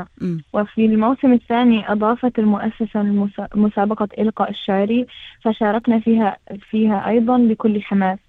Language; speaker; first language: Arabic; early bilingual, heritage; Arabic